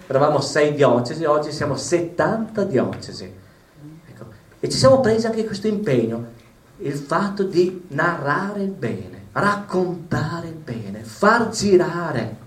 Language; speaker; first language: Italian; native; Italian